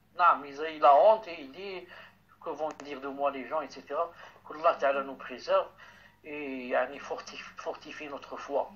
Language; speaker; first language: French; non-native, local second language; Arabic